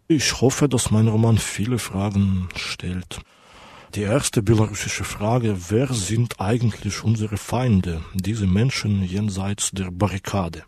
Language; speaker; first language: German; non-native, fluent; Belarusian